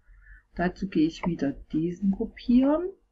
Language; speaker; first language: German; native; German